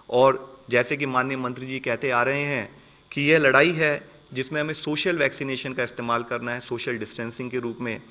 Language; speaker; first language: Hindi; native; Hindi